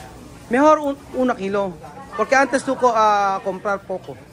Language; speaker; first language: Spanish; non-native, learner; Filipino